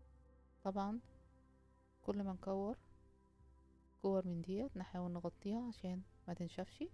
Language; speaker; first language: Arabic; native; Arabic